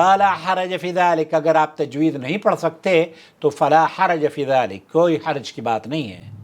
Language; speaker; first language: Urdu; native; Urdu